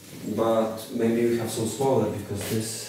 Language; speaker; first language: English; non-native, fluent; Polish